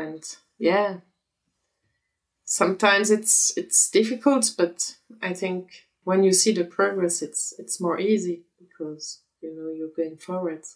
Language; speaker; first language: English; non-native, fluent; French